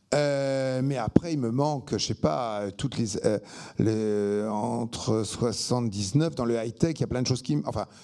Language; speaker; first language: French; native; French